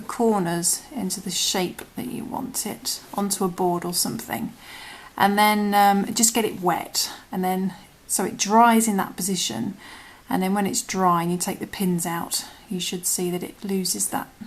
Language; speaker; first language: English; native; English